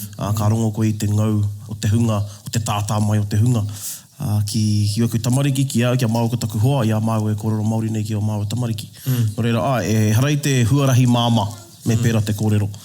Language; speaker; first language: Māori; native; Māori